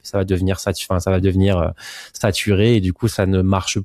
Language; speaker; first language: French; native; French